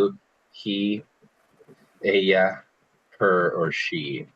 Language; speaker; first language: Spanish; non-native, fluent; English